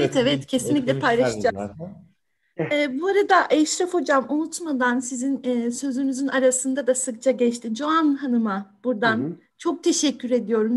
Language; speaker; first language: Turkish; native; Turkish